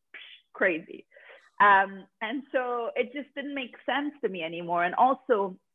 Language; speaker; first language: English; non-native, fluent; Arabic